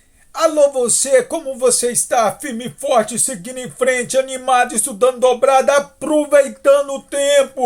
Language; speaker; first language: Portuguese; native; Portuguese